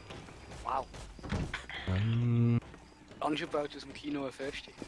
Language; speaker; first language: German; native; German